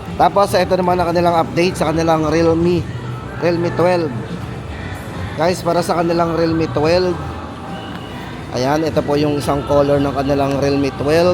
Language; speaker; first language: Filipino; native; Filipino